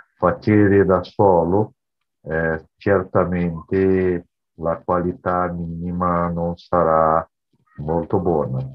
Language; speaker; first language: Italian; non-native, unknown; Portuguese